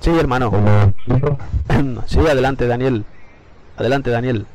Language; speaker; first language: Spanish; native; Spanish